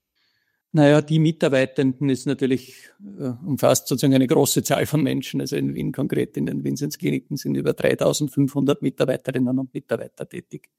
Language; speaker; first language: German; native; German